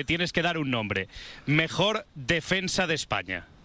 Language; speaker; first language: Spanish; native; Spanish